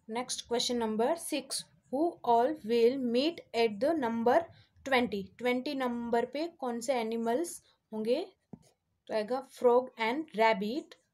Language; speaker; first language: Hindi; non-native, local second language; Gujarati